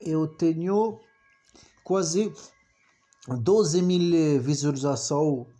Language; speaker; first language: Portuguese; non-native, learner; French